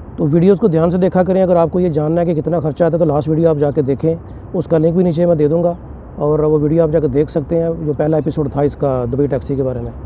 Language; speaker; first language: Urdu; non-native, local second language; Punjabi